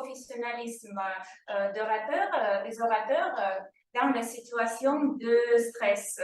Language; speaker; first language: French; non-native, fluent; Russian